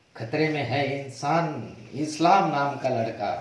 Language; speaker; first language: Hindi; non-native, local second language; Marathi